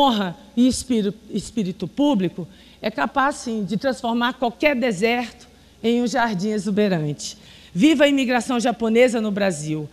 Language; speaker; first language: Portuguese; native; Portuguese